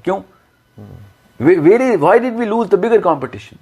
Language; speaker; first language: English; non-native, local second language; Urdu